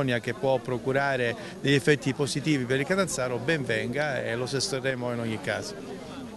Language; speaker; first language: Italian; native; Italian